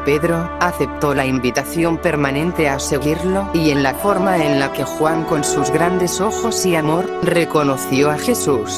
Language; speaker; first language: Spanish; native; Spanish